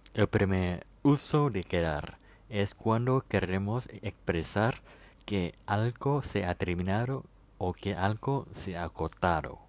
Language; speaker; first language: Spanish; non-native, fluent; Thai